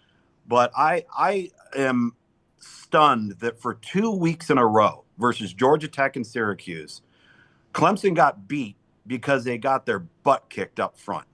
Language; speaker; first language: English; native; English